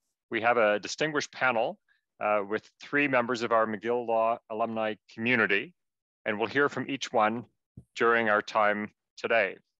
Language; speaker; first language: English; native; English